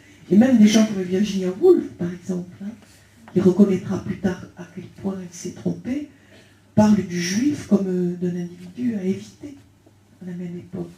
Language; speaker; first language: French; early bilingual, other home language; Spanish